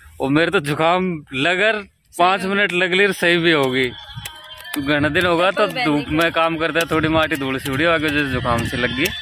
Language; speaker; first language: Hindi; native; Hindi